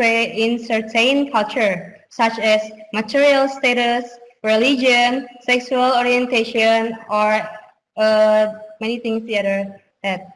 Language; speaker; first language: English; non-native, learner; Indonesian